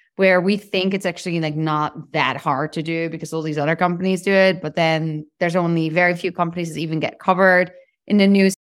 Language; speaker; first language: English; non-native, fluent; Dutch